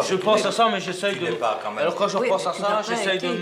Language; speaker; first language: French; native; French